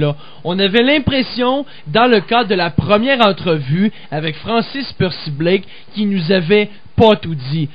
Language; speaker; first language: French; native; French